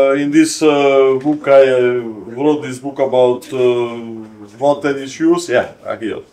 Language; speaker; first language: English; non-native, learner; Hungarian